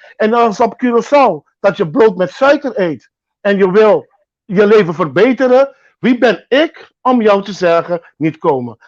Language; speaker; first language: Dutch; non-native, local second language; Papiamento